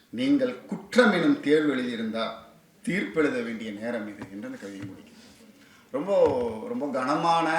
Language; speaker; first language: Tamil; native; Tamil